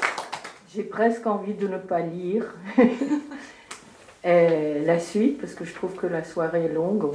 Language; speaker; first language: French; early bilingual, heritage; French